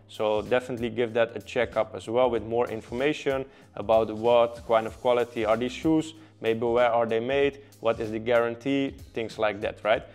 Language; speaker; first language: English; non-native, fluent; Dutch